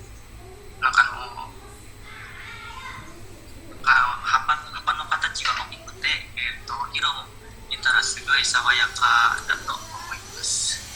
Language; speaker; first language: Japanese; non-native, learner; Indonesian